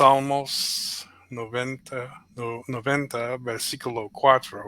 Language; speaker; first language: Spanish; non-native, fluent; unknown